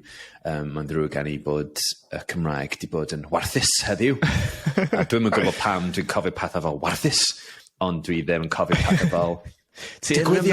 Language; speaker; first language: Welsh; non-native, local second language; English